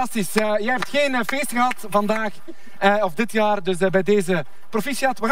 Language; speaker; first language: Dutch; native; Dutch